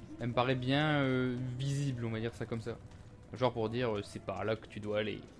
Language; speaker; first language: French; native; French